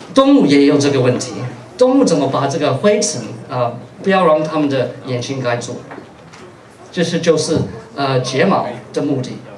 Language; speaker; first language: Chinese; non-native, fluent; English